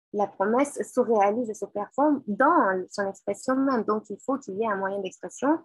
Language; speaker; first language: French; non-native, fluent; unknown